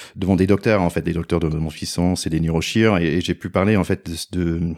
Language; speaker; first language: French; non-native, fluent; English